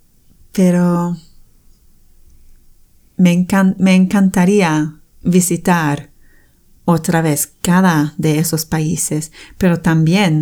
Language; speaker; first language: Spanish; non-native, fluent; English